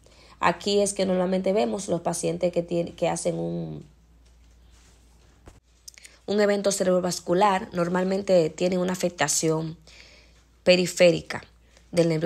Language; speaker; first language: Spanish; native; Spanish